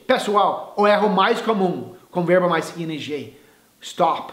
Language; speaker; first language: Portuguese; non-native, fluent; English